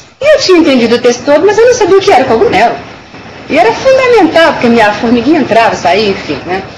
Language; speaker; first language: Portuguese; early bilingual, other home language; Spanish